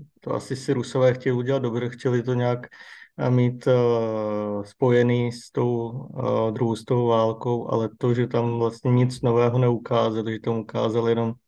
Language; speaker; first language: Czech; native; Czech